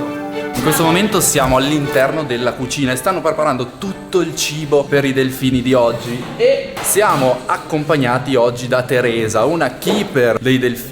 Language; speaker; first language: Italian; native; Italian